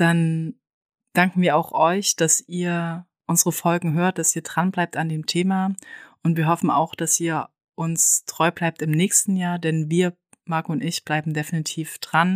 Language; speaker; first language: German; native; German